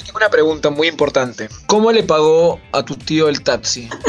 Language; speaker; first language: Spanish; native; Spanish